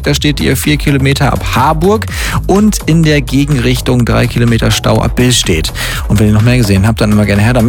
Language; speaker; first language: German; native; German